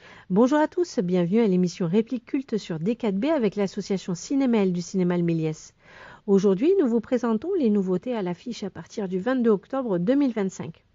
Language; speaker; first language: French; native; French